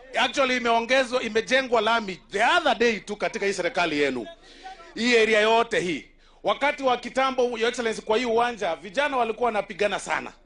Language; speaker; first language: Swahili; non-native, local second language; Luo (Kenya and Tanzania)